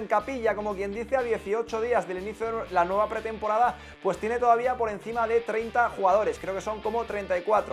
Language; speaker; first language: Spanish; native; Spanish